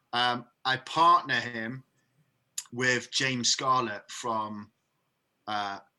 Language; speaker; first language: English; native; English